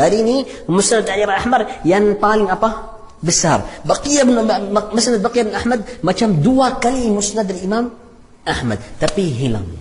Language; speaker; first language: Indonesian; non-native, fluent; Arabic